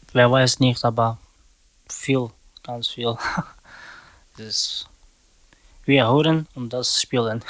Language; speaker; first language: German; non-native, learner; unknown